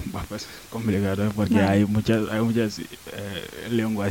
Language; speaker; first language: Spanish; non-native, learner; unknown